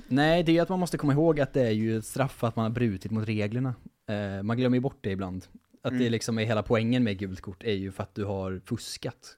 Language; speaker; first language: Swedish; native; Swedish